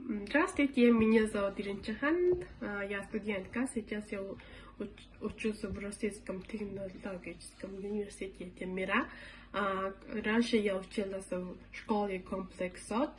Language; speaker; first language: Russian; non-native, learner; Mongolian